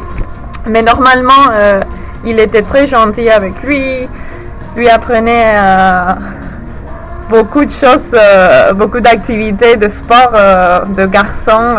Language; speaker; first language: French; non-native, learner; English